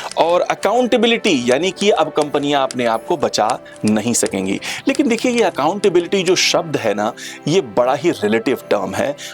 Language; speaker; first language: Hindi; native; Hindi